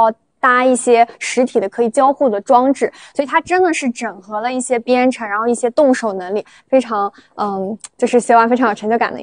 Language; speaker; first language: Chinese; native; Chinese